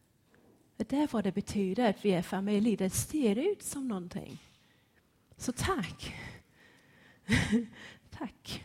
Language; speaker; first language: Swedish; non-native, fluent; English